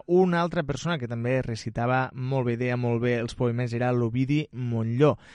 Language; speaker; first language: Catalan; native; Catalan